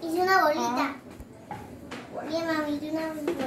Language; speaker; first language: Spanish; native; Spanish